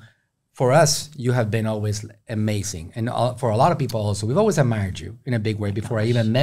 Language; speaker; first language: English; native; English